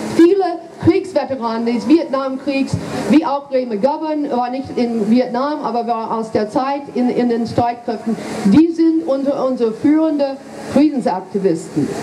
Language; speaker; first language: German; non-native, fluent; English